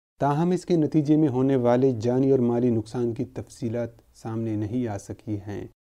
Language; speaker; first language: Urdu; non-native, local second language; Baluchi